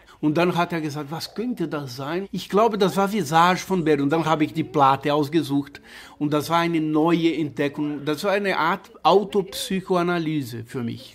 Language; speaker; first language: German; non-native, fluent; Portuguese